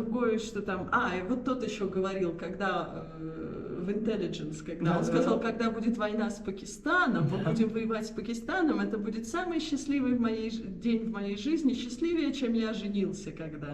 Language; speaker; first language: Russian; native; Russian